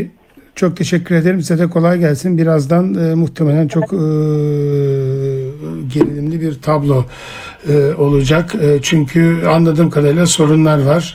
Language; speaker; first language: Turkish; native; Turkish